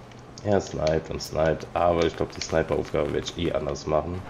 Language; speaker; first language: German; native; German